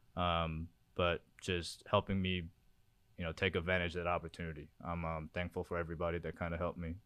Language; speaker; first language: English; early bilingual, other home language; Korean